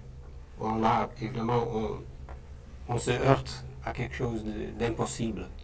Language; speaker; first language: French; non-native, fluent; Dutch